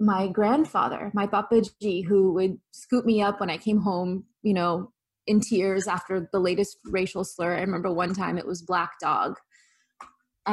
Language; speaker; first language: English; native; English